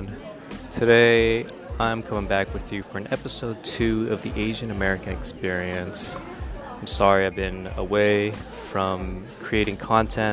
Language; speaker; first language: English; native; English